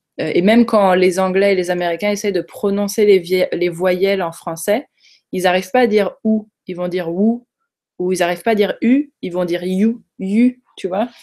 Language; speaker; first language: French; native; French